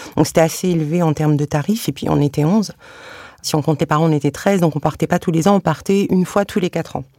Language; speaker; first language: French; early bilingual, other home language; Arabic